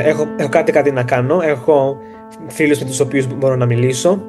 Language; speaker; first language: Greek; non-native, fluent; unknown